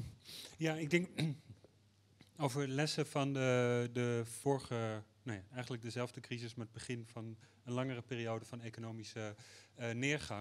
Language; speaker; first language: Dutch; native; Dutch